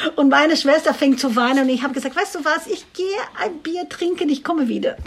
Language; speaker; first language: German; non-native, fluent; Portuguese